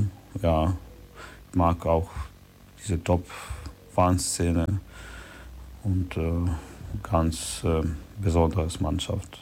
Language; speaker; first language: German; non-native, learner; Ukrainian